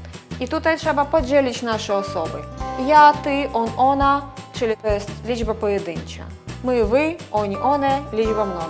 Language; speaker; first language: Polish; non-native, fluent; Russian